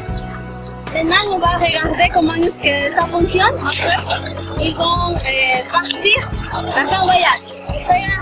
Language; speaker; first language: French; non-native, learner; Spanish